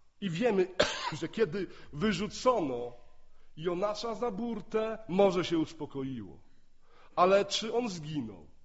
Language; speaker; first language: Polish; native; Polish